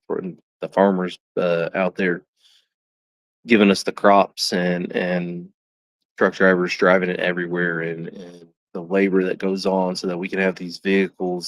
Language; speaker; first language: English; native; English